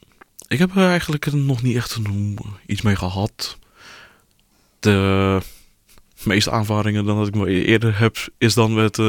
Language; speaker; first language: Dutch; early bilingual, other home language; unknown